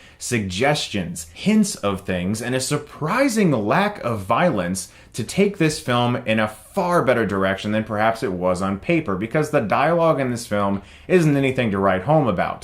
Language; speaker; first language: English; native; English